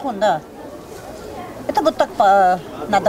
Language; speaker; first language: Russian; non-native, learner; Georgian